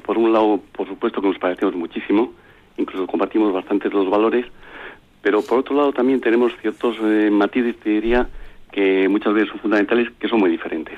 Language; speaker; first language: Spanish; native; Spanish